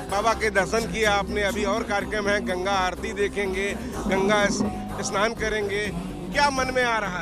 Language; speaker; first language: Hindi; native; Hindi